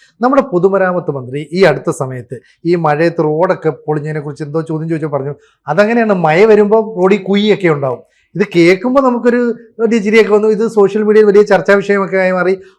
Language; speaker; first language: Malayalam; native; Malayalam